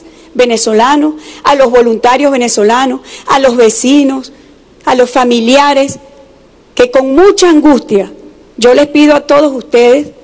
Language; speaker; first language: Spanish; native; Spanish